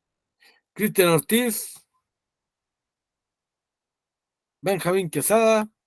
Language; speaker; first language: Spanish; native; Spanish